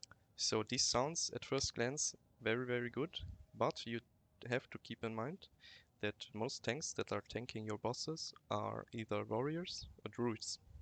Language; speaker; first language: English; non-native, fluent; German